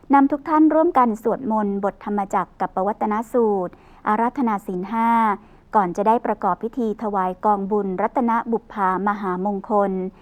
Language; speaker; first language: Thai; native; Thai